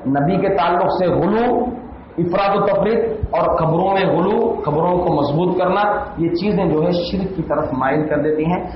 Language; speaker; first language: Urdu; native; Urdu